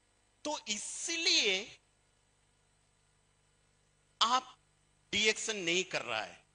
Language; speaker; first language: Hindi; non-native, fluent; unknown